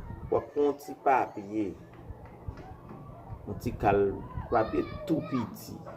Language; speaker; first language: French; non-native, learner; Haitian Creole